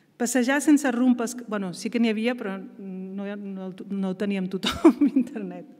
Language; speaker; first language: Catalan; early bilingual, other home language; Riffian